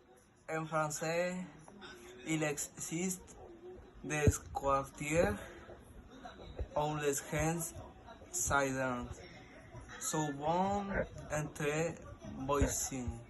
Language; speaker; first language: French; non-native, learner; Spanish